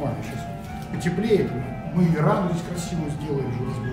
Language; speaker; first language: Russian; native; Russian